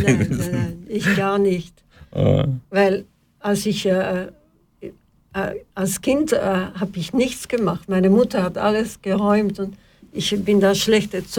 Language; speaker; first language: German; non-native, fluent; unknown